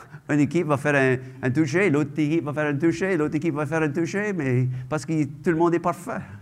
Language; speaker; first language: French; native; French